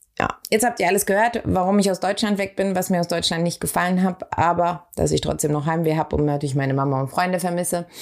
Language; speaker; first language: German; early bilingual, other home language; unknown